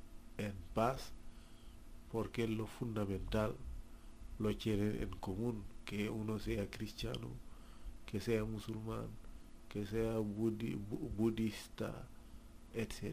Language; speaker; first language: Spanish; non-native, fluent; Wolof